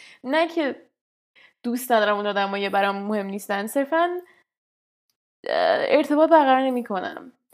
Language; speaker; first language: Persian; native; Persian